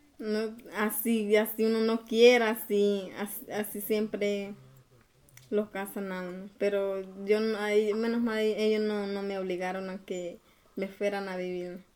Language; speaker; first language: Spanish; non-native, local second language; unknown